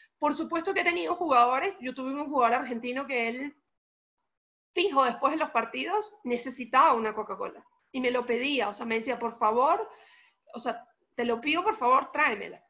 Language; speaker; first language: Spanish; native; Spanish